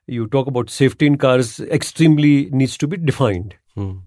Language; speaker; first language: English; non-native, local second language; Gujarati